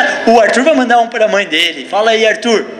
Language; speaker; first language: Portuguese; native; Portuguese